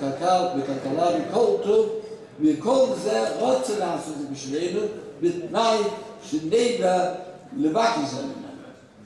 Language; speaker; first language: Hebrew; non-native, fluent; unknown